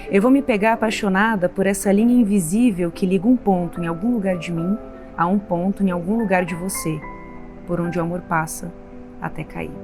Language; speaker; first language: Portuguese; native; Portuguese